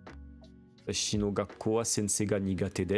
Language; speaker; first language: Japanese; non-native, learner; French